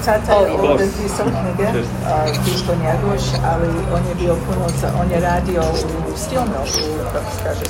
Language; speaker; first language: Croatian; early bilingual, heritage; Serbian